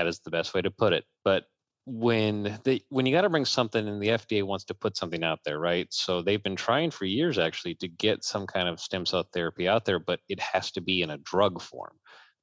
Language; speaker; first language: English; native; English